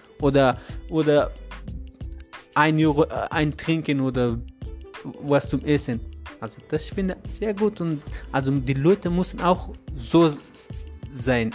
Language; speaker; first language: German; non-native, learner; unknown